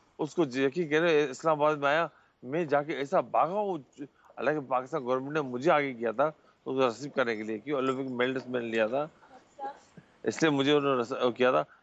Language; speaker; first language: Urdu; non-native, local second language; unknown